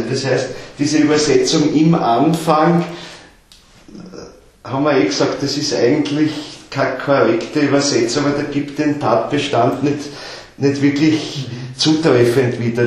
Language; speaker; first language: German; native; German